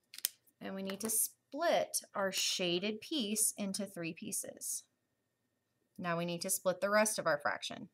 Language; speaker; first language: English; native; English